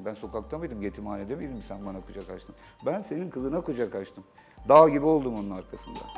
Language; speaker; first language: Turkish; native; Turkish